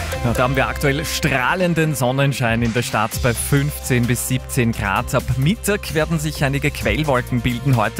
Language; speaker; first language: German; native; German